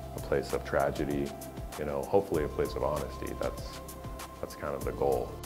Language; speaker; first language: English; native; English